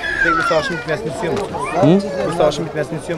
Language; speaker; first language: Turkish; native; Turkish